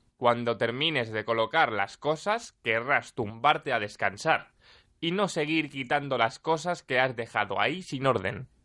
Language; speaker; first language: Spanish; native; Spanish